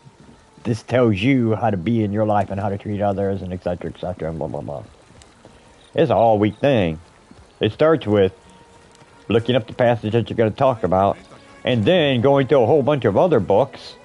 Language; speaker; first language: English; native; English